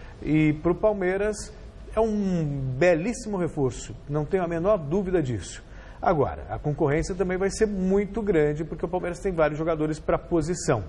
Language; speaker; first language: Portuguese; native; Portuguese